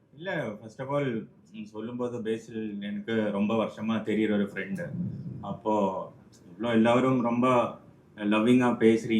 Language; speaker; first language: Tamil; non-native, local second language; Malayalam